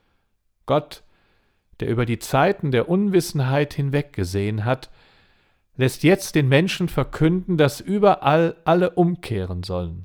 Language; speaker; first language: German; native; German